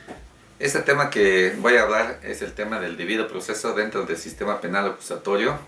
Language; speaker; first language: Spanish; native; Spanish